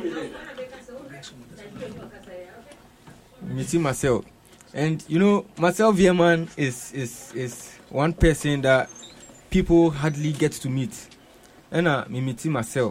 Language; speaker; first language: English; non-native, local second language; Akan